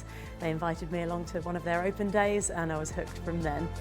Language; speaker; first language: English; native; English